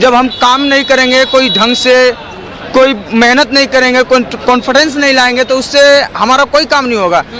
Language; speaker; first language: Hindi; native; Hindi